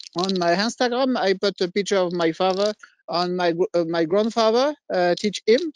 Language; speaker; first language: English; non-native, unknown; French